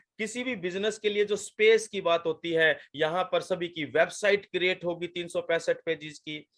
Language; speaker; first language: Hindi; native; Hindi